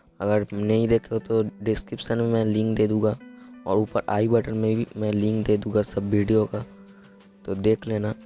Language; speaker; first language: Hindi; non-native, local second language; Bangla